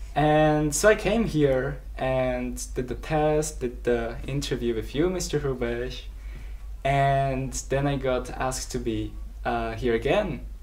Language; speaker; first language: English; non-native, fluent; Czech